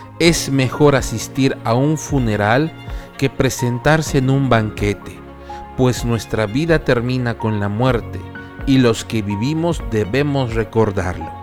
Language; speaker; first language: Spanish; native; Spanish